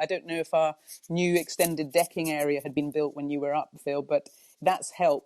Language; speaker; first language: English; native; English